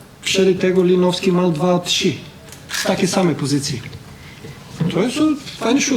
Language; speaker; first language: Polish; non-native, learner; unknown